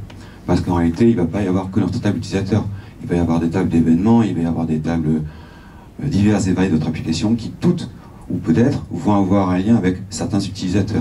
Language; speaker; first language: French; native; French